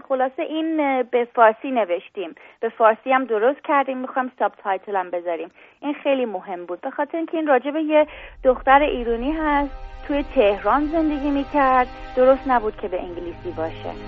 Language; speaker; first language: Persian; early bilingual, heritage; Persian